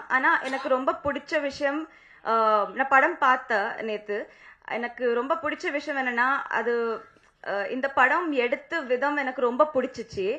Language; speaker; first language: Tamil; non-native, learner; Telugu